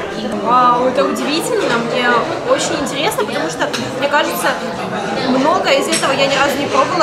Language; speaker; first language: Russian; native; Russian